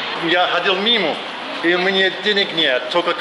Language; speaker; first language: Russian; non-native, learner; English